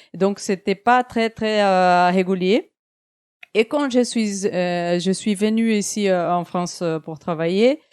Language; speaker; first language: French; non-native, fluent; Portuguese